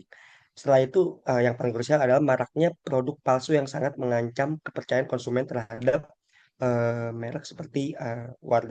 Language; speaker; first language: Indonesian; native; Indonesian